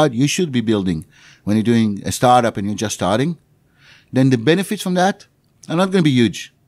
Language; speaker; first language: English; non-native, fluent; Hebrew